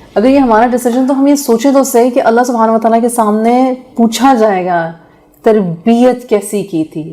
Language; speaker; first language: Urdu; native; Urdu